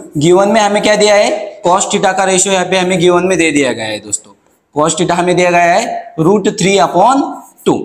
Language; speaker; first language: Hindi; non-native, local second language; Marathi